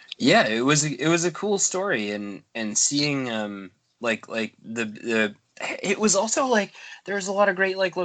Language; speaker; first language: English; native; English